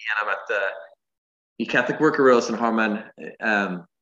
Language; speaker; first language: Swedish; non-native, fluent; English